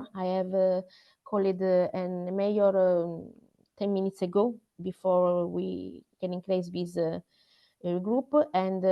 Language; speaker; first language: English; non-native, learner; Italian